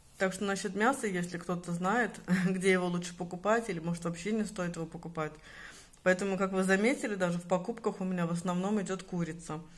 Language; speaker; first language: Russian; native; Russian